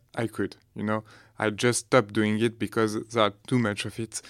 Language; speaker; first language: English; non-native, fluent; French